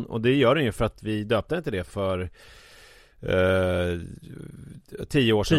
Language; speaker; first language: Swedish; native; Swedish